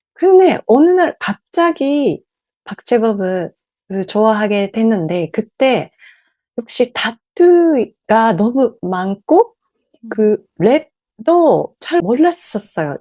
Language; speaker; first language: Korean; non-native, learner; Japanese